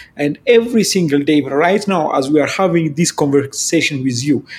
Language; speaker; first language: English; non-native, fluent; Amharic